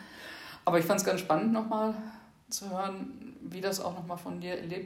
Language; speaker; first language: German; native; German